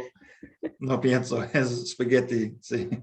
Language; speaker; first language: Spanish; non-native, learner; English